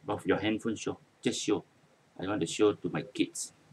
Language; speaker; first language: English; non-native, local second language; Malay